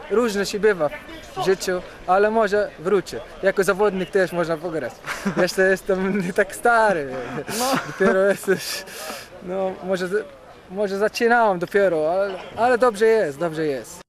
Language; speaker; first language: Polish; non-native, learner; Arabic